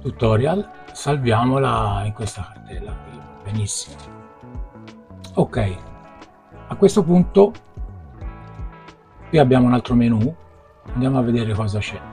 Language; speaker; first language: Italian; native; Italian